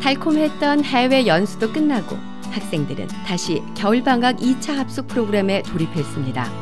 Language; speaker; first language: Korean; native; Korean